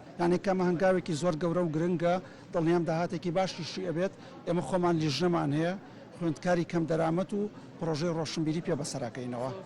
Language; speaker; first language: Central Kurdish; native; Central Kurdish